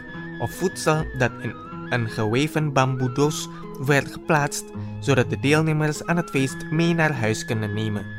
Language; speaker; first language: Dutch; non-native, fluent; Indonesian